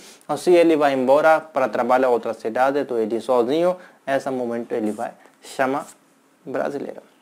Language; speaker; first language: Portuguese; non-native, learner; Hindi